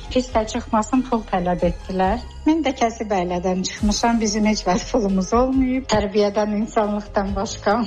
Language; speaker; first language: Azerbaijani; non-native, fluent; Georgian